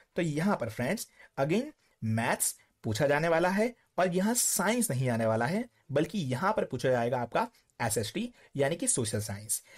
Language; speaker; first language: Hindi; non-native, local second language; Gujarati